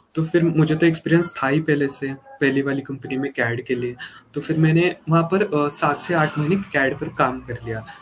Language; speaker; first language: Hindi; non-native, local second language; Marathi